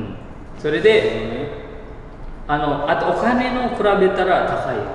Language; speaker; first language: Japanese; non-native, learner; Indonesian